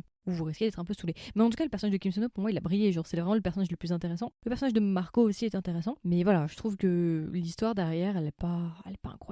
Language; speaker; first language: French; native; French